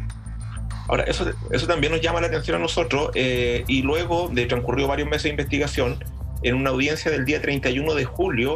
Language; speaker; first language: Spanish; native; Spanish